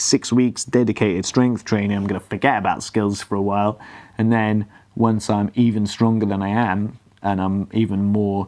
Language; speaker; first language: English; native; English